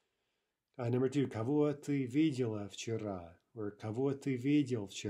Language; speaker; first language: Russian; non-native, fluent; English